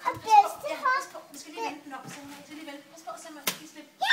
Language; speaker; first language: Danish; native; Danish